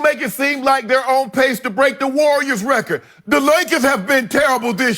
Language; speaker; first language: English; native; English